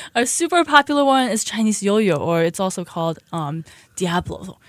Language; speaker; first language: English; early bilingual, other home language; Chinese